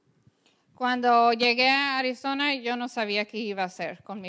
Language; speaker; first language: Spanish; early bilingual, heritage; English